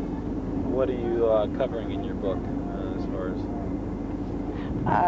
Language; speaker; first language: English; native; English